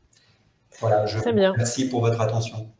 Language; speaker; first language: French; native; French